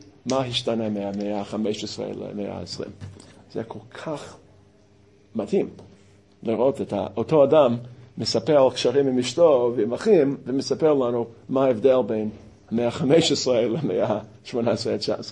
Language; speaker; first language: Hebrew; non-native, fluent; English